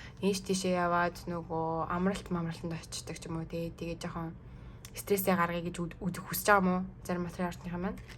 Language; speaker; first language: Mongolian; early bilingual, heritage; Mongolian